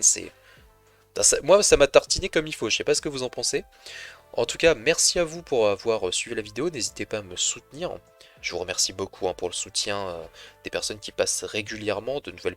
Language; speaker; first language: French; native; French